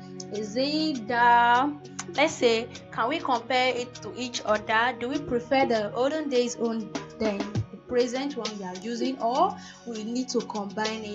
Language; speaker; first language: English; non-native, local second language; Yoruba